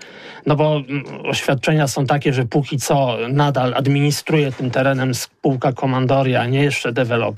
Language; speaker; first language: Polish; native; Polish